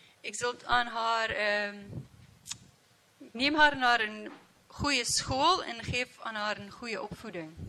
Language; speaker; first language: Dutch; non-native, learner; English